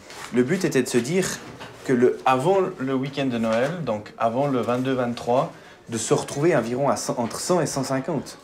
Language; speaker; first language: French; native; French